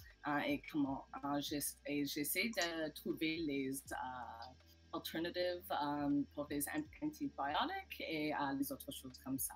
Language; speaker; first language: French; non-native, local second language; English